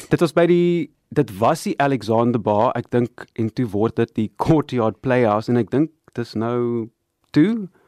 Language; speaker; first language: Afrikaans; non-native, local second language; English